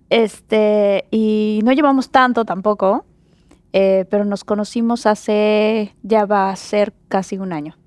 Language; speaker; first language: Spanish; native; Spanish